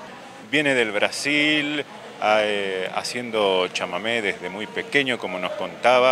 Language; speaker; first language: Spanish; native; Spanish